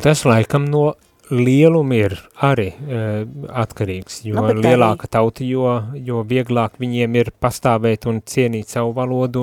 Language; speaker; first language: Latvian; native; Latvian